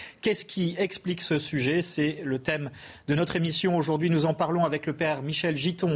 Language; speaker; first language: French; native; French